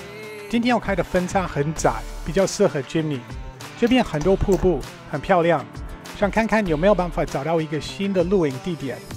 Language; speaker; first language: Chinese; non-native, fluent; English